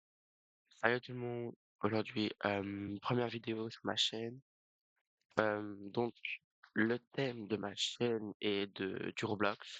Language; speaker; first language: French; native; French